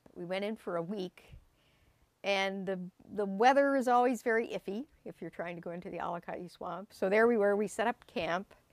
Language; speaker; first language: English; native; English